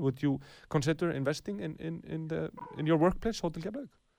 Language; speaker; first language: English; non-native, fluent; Icelandic